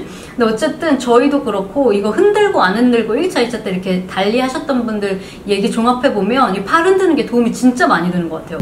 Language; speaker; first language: Korean; early bilingual, heritage; Korean